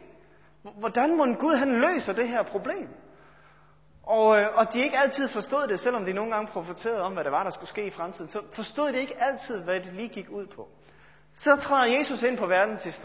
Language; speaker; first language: Danish; native; Danish